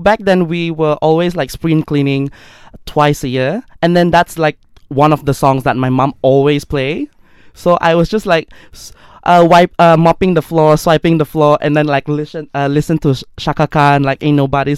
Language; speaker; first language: English; non-native, local second language; Malay